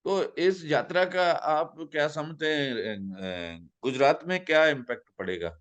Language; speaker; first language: Hindi; non-native, local second language; Punjabi